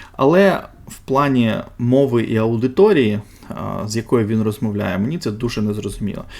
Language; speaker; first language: Ukrainian; non-native, local second language; Russian